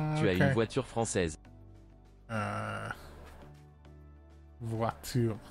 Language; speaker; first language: French; non-native, learner; English